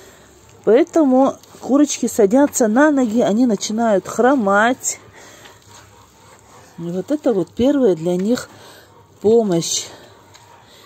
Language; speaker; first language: Russian; non-native, local second language; Ingush